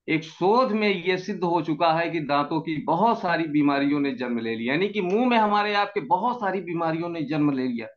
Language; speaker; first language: Hindi; native; Hindi